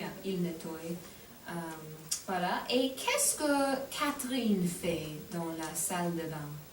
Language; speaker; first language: French; non-native, fluent; English